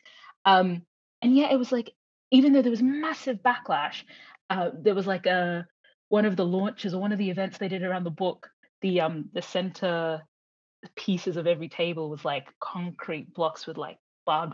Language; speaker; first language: English; native; English